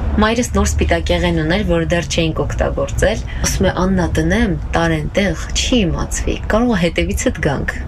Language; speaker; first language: Armenian; native; Armenian